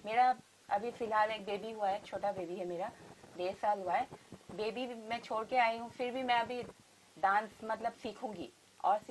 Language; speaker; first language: Hindi; non-native, local second language; Assamese